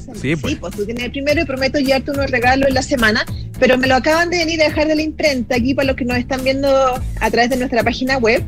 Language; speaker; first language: Spanish; native; Spanish